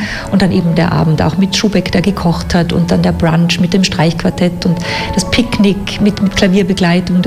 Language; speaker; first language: German; native; German